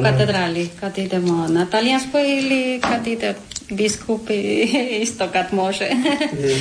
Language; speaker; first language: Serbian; non-native, learner; Spanish